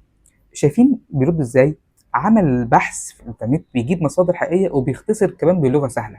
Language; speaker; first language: Arabic; native; Arabic